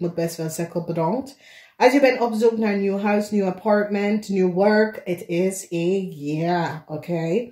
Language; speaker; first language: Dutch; non-native, fluent; English